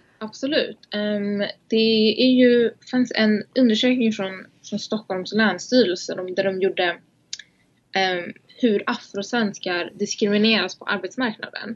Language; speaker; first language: Swedish; early bilingual, other home language; Somali